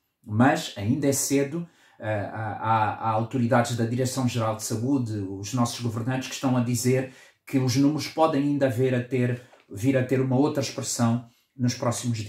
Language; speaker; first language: Portuguese; native; Portuguese